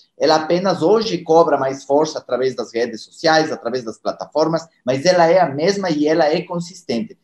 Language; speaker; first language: Portuguese; non-native, fluent; Spanish